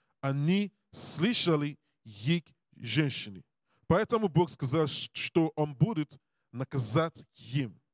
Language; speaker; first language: Russian; non-native, learner; English